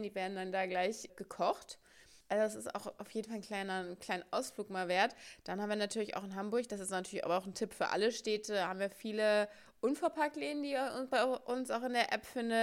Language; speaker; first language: German; native; German